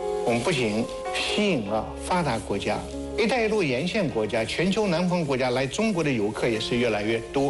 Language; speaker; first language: Chinese; native; Chinese